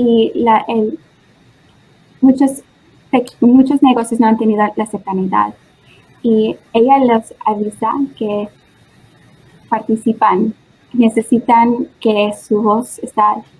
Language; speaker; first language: Spanish; early bilingual, heritage; Spanish